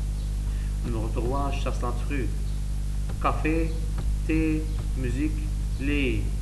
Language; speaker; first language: French; non-native, learner; Arabic